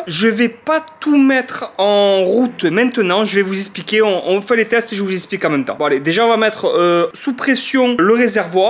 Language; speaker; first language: French; native; French